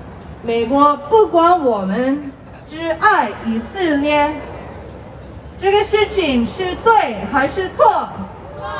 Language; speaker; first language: Chinese; non-native, fluent; Korean